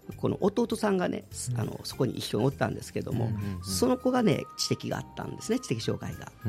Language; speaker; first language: Japanese; native; Japanese